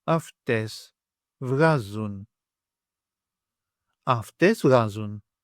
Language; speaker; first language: Greek; native; Greek